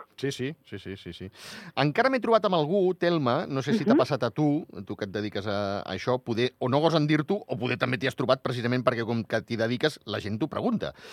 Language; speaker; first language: Catalan; native; Catalan